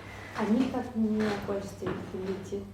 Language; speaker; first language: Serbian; non-native, learner; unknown